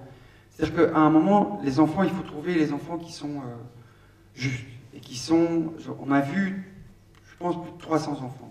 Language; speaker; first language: French; native; French